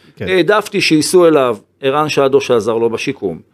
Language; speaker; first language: Hebrew; native; Hebrew